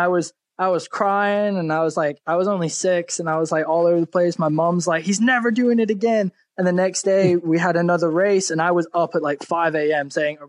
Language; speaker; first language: English; native; English